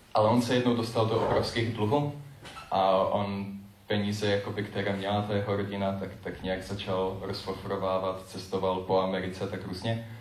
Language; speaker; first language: Czech; native; Czech